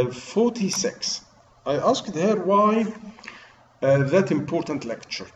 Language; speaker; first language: English; non-native, fluent; Arabic